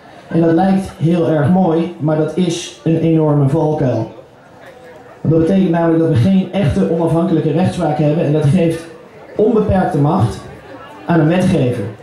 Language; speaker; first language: Dutch; native; Dutch